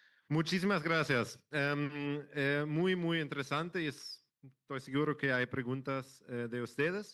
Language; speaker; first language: Spanish; non-native, fluent; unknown